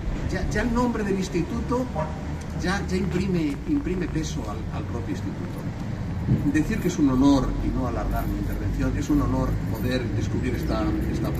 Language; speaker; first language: Spanish; native; Spanish